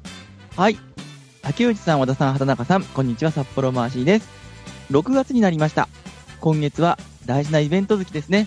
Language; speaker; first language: Japanese; native; Japanese